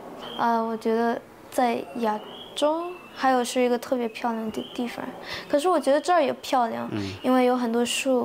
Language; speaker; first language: Chinese; early bilingual, heritage; Chinese